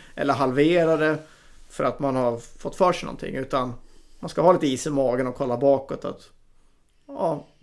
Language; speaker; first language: Swedish; native; Swedish